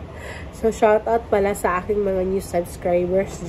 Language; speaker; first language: Filipino; non-native, local second language; Hiligaynon